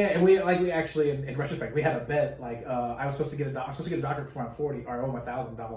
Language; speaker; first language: English; native; English